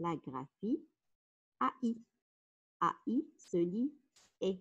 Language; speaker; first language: French; non-native, local second language; Arabic